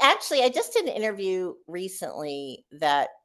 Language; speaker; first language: English; native; English